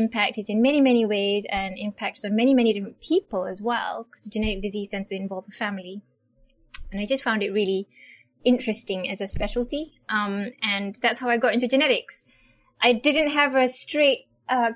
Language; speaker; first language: English; non-native, local second language; Malay